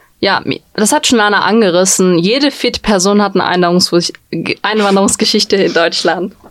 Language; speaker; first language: German; early bilingual, other home language; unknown